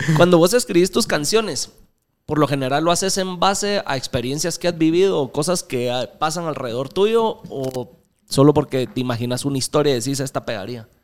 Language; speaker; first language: Spanish; native; Spanish